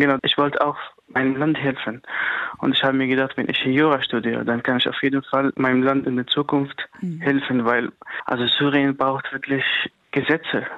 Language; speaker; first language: German; non-native, fluent; Arabic